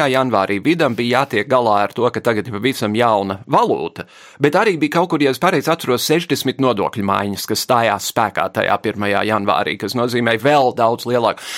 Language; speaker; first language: Latvian; early bilingual, heritage; Latvian